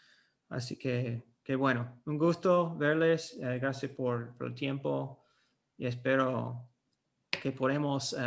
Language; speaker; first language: Spanish; non-native, fluent; English